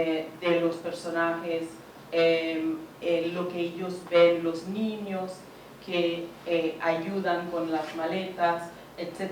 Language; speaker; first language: Spanish; non-native, fluent; English